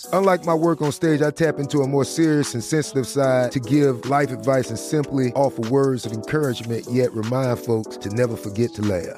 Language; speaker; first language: English; native; English